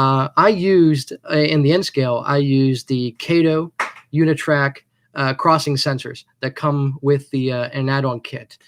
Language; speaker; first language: English; native; English